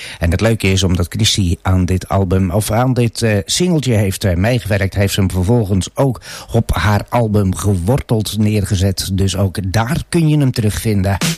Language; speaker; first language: Dutch; native; Dutch